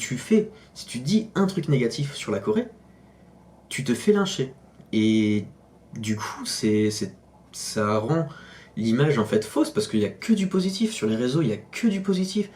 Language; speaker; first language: French; native; French